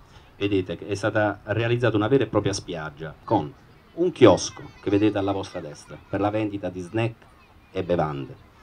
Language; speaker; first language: Italian; native; Italian